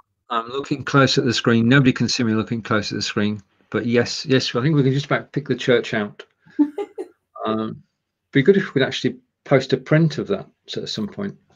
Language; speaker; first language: English; native; English